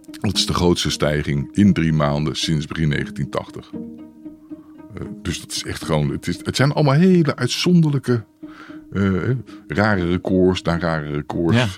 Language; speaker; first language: Dutch; native; Dutch